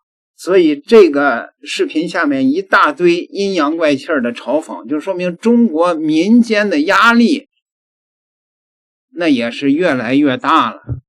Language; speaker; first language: Chinese; native; Chinese